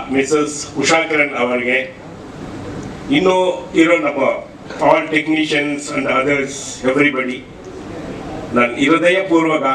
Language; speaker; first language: Kannada; non-native, learner; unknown